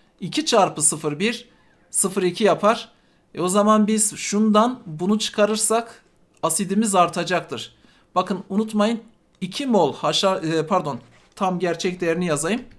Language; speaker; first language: Turkish; native; Turkish